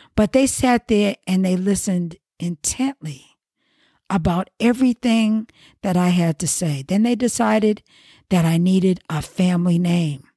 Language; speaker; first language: English; native; English